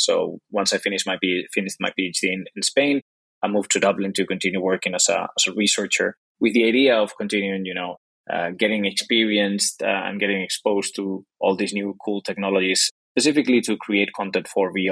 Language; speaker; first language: English; non-native, fluent; Spanish